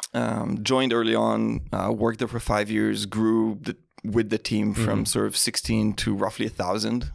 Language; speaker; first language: English; non-native, fluent; Hebrew